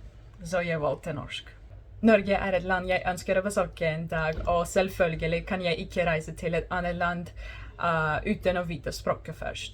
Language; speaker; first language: Norwegian; non-native, learner; Greek